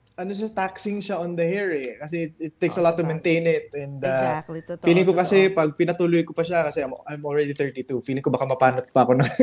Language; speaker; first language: Filipino; native; Filipino